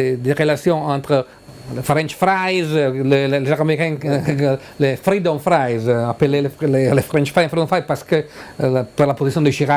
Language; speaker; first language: French; non-native, learner; Italian